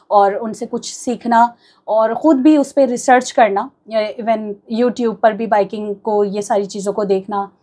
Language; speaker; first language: Urdu; native; Urdu